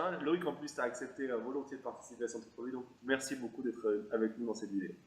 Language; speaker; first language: French; native; French